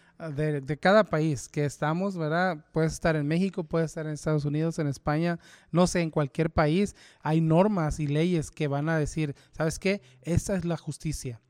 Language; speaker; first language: Spanish; early bilingual, heritage; Spanish